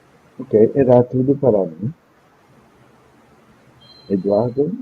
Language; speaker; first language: Portuguese; non-native, fluent; French